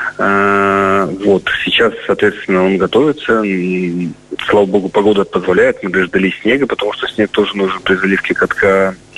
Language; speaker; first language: Russian; native; Russian